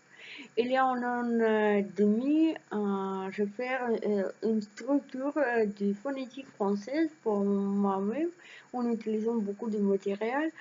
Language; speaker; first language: French; non-native, learner; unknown